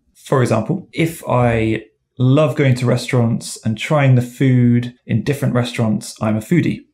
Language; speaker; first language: English; native; English